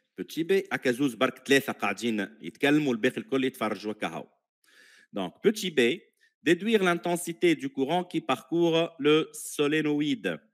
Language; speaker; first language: French; non-native, local second language; Arabic